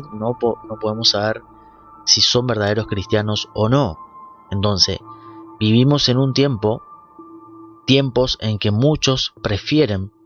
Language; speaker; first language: Spanish; native; Spanish